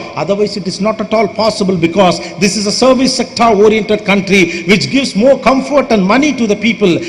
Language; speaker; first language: English; non-native, local second language; Tamil